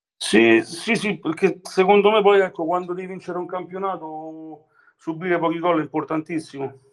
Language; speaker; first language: Italian; native; Italian